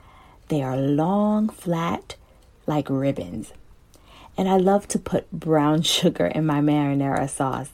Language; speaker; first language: English; native; English